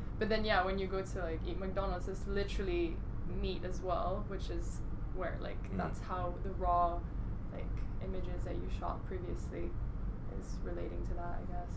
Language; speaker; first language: English; non-native, local second language; Cantonese